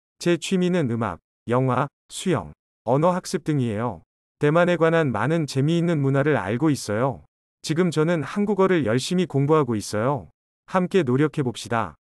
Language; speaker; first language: Korean; non-native, learner; Chinese